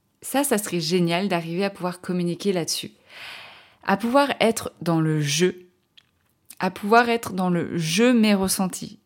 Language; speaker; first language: French; native; French